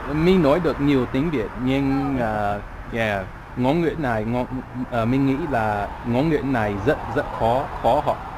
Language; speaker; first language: Vietnamese; non-native, learner; English